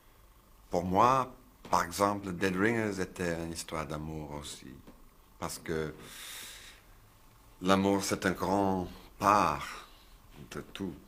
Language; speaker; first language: French; non-native, learner; English